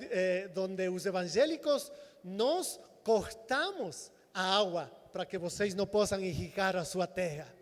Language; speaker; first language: Portuguese; non-native, fluent; Spanish